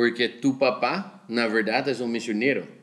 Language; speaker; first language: Spanish; non-native, learner; Dutch